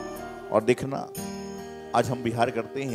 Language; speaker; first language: Hindi; native; Hindi